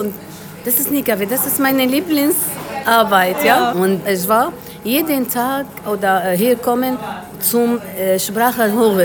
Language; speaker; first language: German; non-native, learner; Arabic